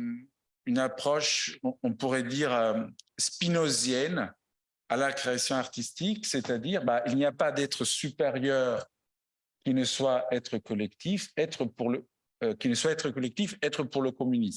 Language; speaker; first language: French; non-native, fluent; Italian